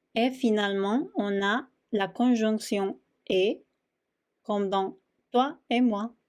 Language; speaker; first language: French; non-native, fluent; Spanish